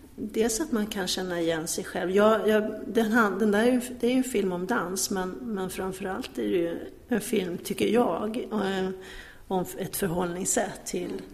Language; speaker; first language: Swedish; native; Swedish